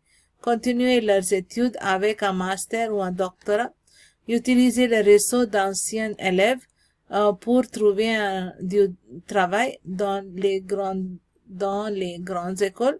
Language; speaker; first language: French; non-native, learner; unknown